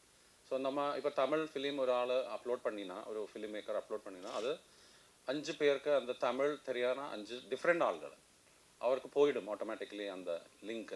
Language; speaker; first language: Tamil; non-native, fluent; Malayalam